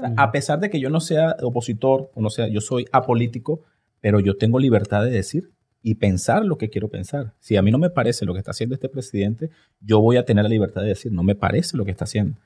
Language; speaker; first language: Spanish; native; Spanish